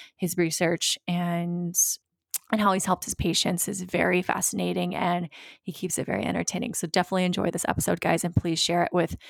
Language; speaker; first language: English; native; English